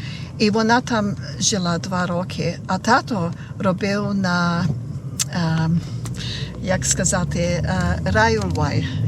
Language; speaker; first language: Ukrainian; early bilingual, heritage; Ukrainian